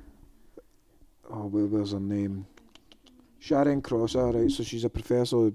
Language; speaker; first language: English; native; English